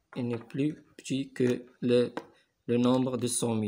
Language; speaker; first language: French; non-native, local second language; Arabic